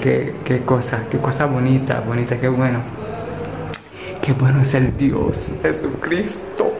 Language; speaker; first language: Spanish; early bilingual, heritage; Spanish